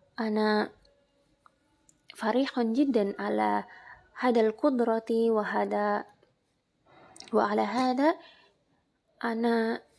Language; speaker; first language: Arabic; non-native, learner; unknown